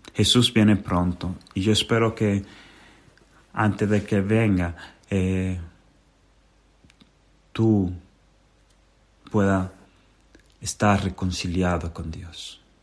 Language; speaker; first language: Spanish; native; Spanish